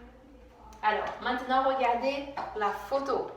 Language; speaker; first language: French; non-native, fluent; English